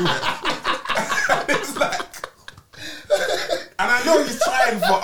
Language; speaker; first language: English; non-native, fluent; French